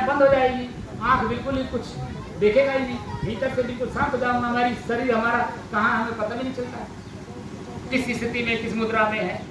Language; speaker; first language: Hindi; native; Hindi